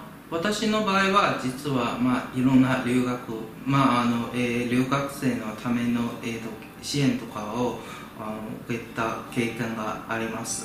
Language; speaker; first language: Japanese; non-native, fluent; Chinese